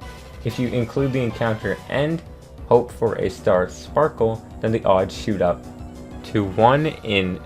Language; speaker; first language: English; native; English